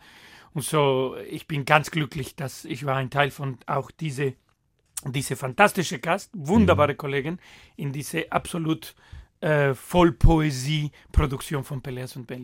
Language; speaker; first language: German; non-native, fluent; Spanish